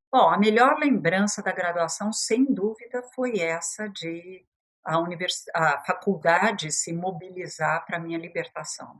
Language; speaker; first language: Portuguese; early bilingual, other home language; French